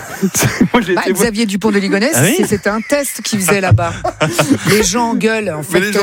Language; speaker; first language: French; native; French